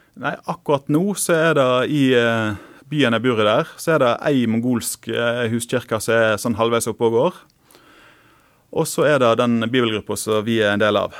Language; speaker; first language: Norwegian; native; Norwegian